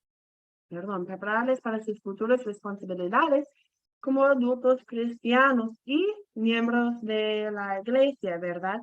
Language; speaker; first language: Spanish; non-native, fluent; English